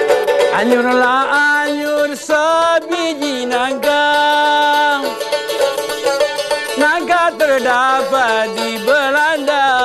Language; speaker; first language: Indonesian; non-native, local second language; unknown